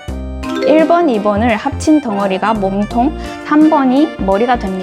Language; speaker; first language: Korean; non-native, fluent; Chinese